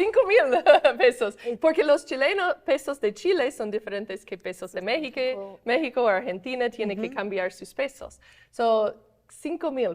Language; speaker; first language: Spanish; non-native, fluent; English